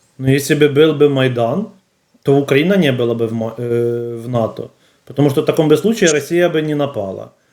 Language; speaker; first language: Russian; native; Russian